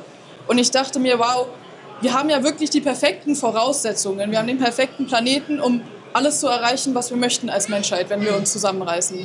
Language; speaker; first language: German; native; German